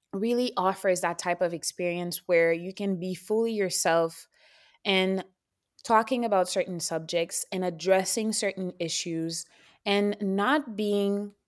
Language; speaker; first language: English; non-native, fluent; Haitian Creole